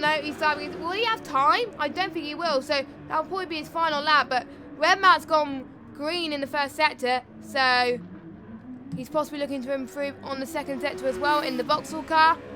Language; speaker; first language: English; native; English